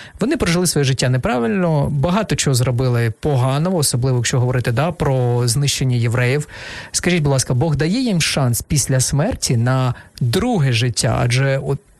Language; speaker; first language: Ukrainian; non-native, local second language; Russian